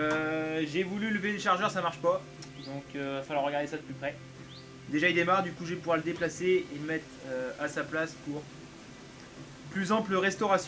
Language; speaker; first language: French; native; French